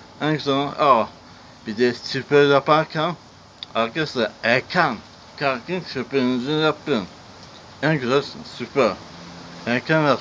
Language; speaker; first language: Turkish; non-native, learner; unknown